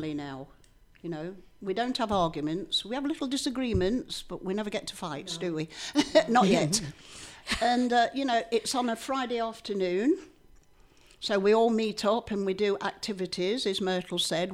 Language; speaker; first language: English; native; English